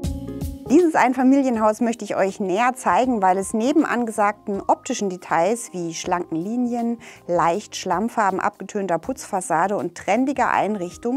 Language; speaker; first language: German; native; German